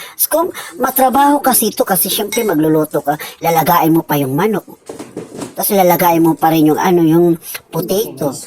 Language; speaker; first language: Filipino; non-native, local second language; Cebuano